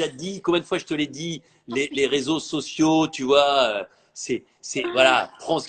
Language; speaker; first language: French; native; French